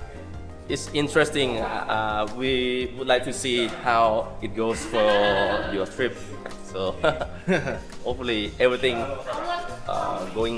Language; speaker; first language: English; non-native, fluent; Lao